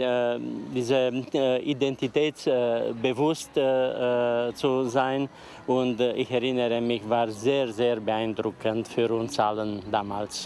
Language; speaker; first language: German; non-native, local second language; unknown